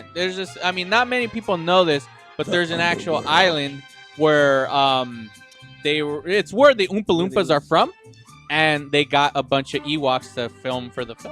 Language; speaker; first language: English; native; English